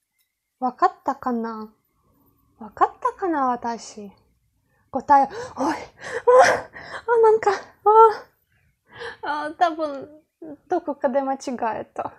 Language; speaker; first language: Japanese; non-native, learner; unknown